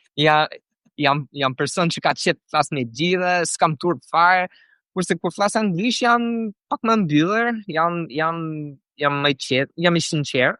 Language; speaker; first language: Albanian; non-native, fluent; English